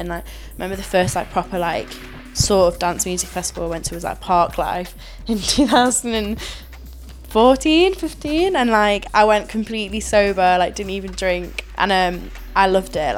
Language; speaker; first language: English; native; English